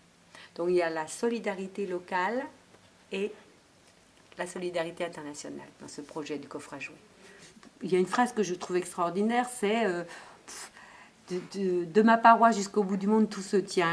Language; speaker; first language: French; native; French